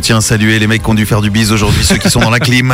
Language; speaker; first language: French; native; French